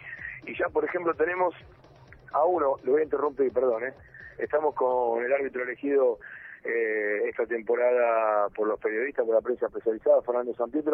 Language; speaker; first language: Spanish; native; Spanish